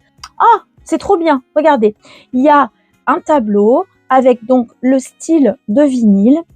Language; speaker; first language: French; native; French